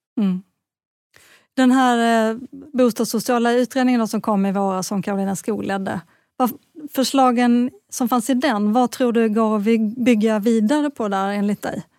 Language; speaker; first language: Swedish; native; Swedish